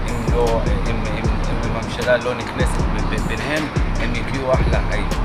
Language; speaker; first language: Hebrew; non-native, local second language; Arabic